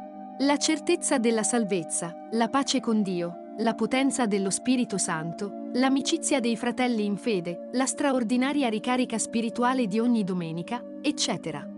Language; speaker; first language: Italian; native; Italian